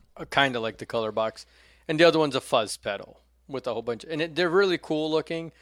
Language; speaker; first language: English; non-native, fluent; Portuguese